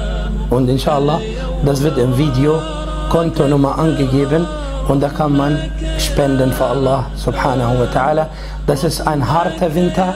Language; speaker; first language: German; non-native, fluent; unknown